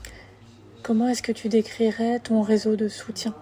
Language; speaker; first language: French; native; French